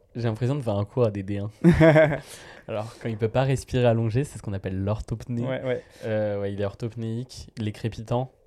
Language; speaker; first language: French; native; French